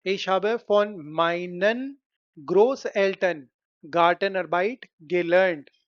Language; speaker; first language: German; non-native, fluent; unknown